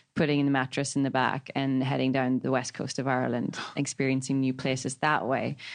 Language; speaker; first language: English; native; English